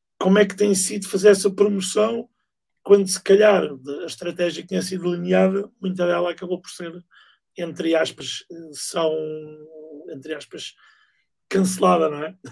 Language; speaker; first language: Portuguese; native; Portuguese